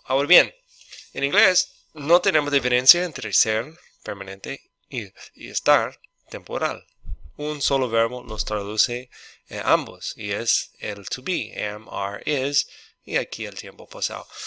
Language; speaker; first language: Spanish; non-native, fluent; English